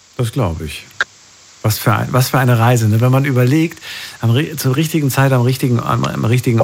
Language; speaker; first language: German; native; German